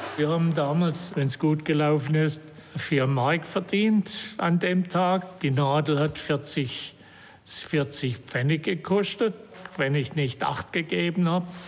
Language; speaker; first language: German; native; German